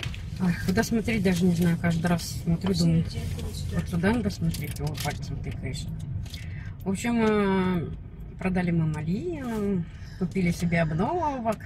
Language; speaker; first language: Russian; native; Russian